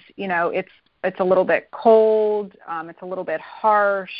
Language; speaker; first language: English; native; English